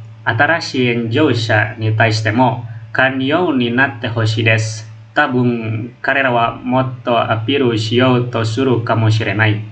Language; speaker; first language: Japanese; non-native, learner; Indonesian